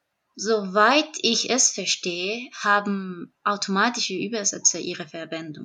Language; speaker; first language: German; non-native, fluent; Spanish